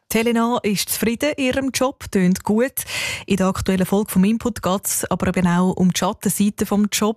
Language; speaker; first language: German; native; German